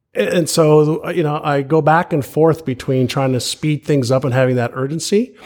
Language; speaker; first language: English; early bilingual, other home language; Hebrew